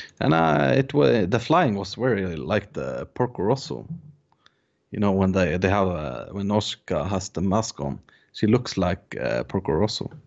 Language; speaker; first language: English; non-native, fluent; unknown